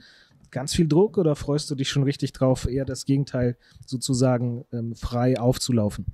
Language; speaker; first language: German; native; German